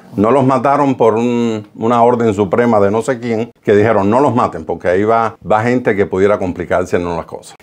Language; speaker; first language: Spanish; native; Spanish